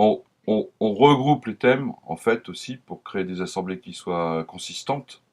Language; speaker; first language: French; native; French